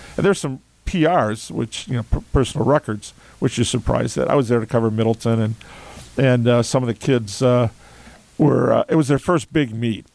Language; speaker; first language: English; native; English